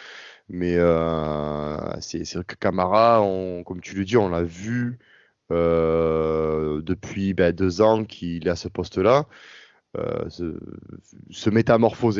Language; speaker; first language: French; native; French